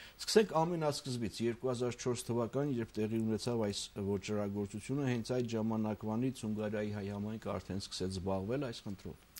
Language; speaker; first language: Armenian; native; Armenian